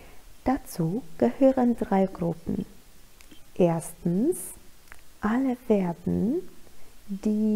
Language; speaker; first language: German; non-native, fluent; Polish